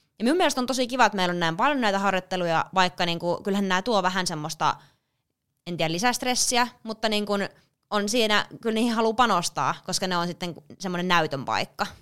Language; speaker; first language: Finnish; native; Finnish